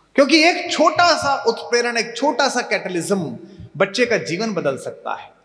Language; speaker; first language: Hindi; native; Hindi